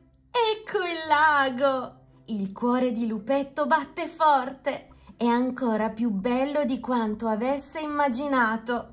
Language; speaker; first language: Italian; native; Italian